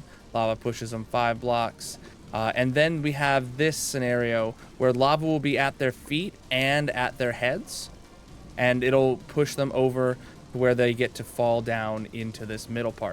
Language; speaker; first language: English; native; English